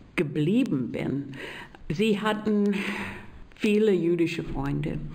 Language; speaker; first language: German; native; German